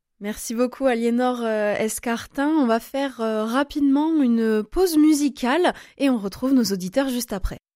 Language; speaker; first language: French; native; French